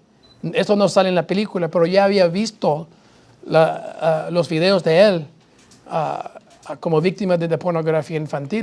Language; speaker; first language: Spanish; non-native, fluent; English